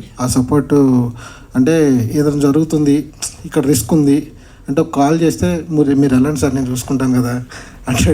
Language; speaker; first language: Telugu; native; Telugu